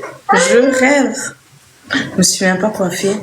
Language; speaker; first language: French; native; French